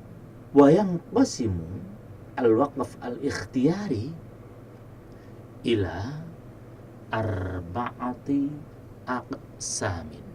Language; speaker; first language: Arabic; non-native, fluent; Indonesian